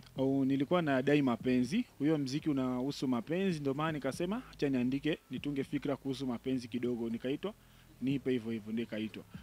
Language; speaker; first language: Swahili; native; Swahili